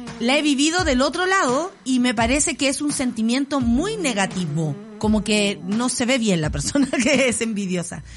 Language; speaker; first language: Spanish; native; Spanish